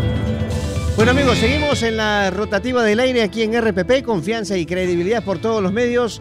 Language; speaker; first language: Spanish; native; Spanish